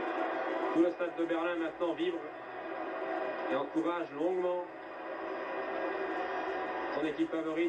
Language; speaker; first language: French; native; French